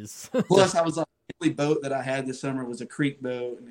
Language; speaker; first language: English; native; English